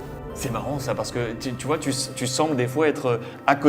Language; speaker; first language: French; native; French